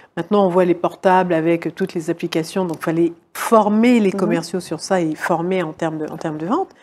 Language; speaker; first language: French; native; French